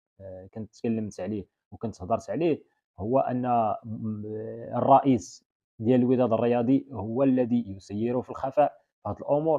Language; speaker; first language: Arabic; native; Arabic